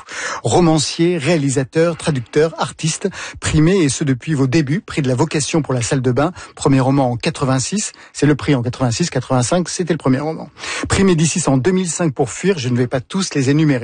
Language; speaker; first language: French; native; French